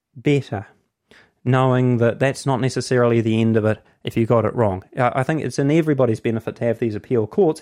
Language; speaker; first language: English; native; English